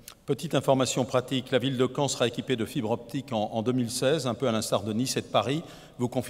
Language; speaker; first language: French; native; French